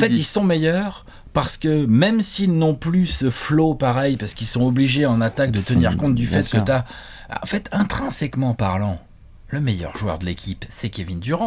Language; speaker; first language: French; native; French